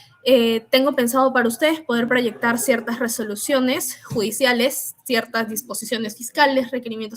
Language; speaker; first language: Spanish; native; Spanish